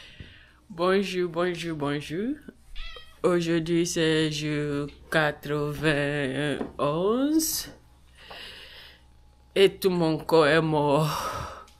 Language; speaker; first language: French; non-native, learner; English